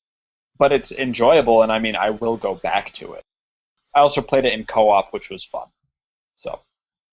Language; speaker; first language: English; native; English